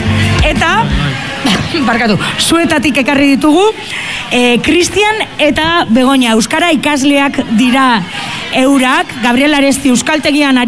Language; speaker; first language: Basque; native; Basque